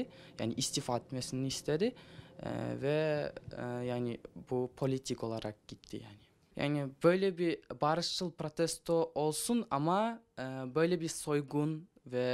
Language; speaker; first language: Turkish; non-native, learner; Kazakh